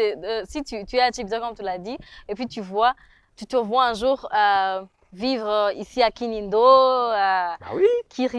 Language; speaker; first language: French; non-native, local second language; Rundi